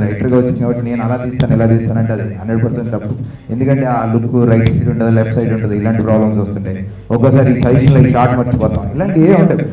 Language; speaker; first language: Telugu; native; Telugu